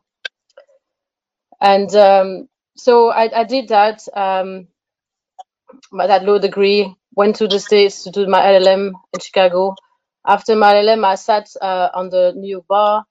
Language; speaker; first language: English; non-native, fluent; French